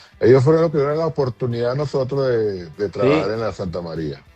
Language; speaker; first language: Spanish; native; Spanish